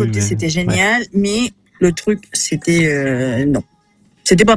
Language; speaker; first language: French; non-native, fluent; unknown